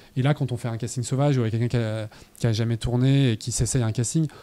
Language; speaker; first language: French; native; French